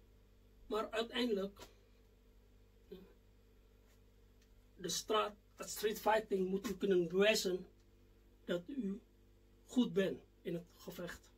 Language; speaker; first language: Dutch; non-native, fluent; Indonesian